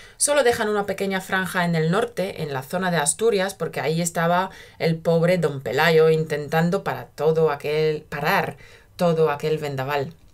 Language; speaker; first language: Spanish; native; Spanish